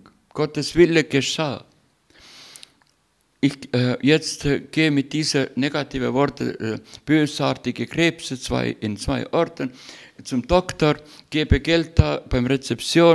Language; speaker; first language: German; non-native, learner; Russian